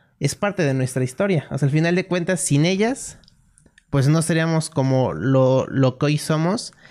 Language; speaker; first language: Spanish; native; Spanish